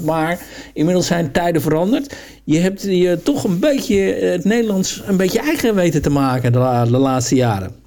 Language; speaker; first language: Dutch; native; Dutch